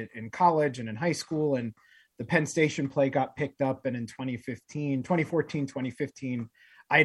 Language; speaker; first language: English; native; English